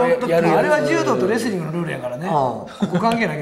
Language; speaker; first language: Japanese; native; Japanese